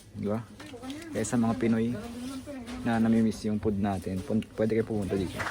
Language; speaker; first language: Filipino; non-native, local second language; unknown